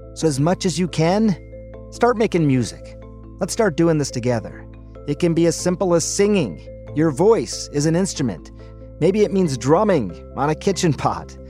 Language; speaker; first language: English; non-native, fluent; Persian